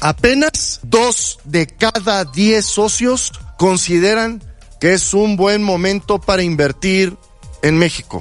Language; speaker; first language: Spanish; native; Spanish